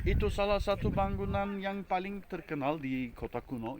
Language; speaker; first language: Indonesian; non-native, fluent; Turkish